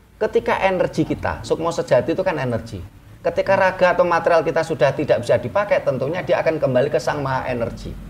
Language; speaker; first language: Indonesian; non-native, local second language; Javanese